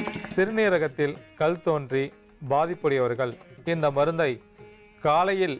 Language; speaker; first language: Tamil; native; Tamil